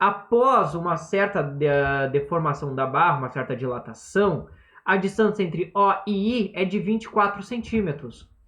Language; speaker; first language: Portuguese; native; Portuguese